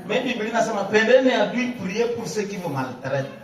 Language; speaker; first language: French; non-native, local second language; Swahili